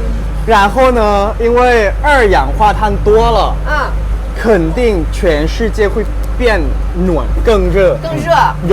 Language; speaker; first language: Chinese; non-native, fluent; Thai